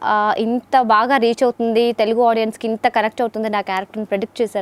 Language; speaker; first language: Telugu; native; Telugu